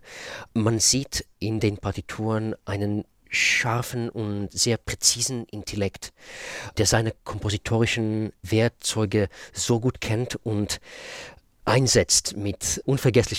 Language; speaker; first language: German; non-native, fluent; Russian